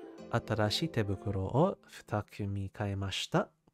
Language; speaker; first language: Japanese; non-native, learner; English